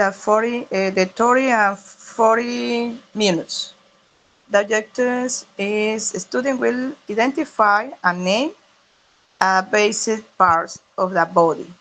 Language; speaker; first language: English; non-native, learner; Spanish